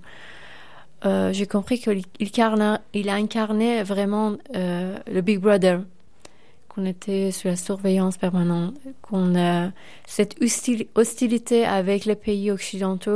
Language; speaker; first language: French; non-native, fluent; Persian